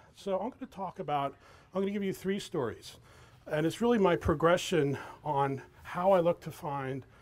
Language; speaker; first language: English; native; English